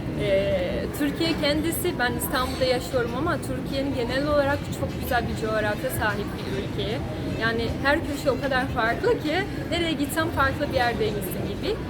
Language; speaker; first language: Turkish; non-native, fluent; Portuguese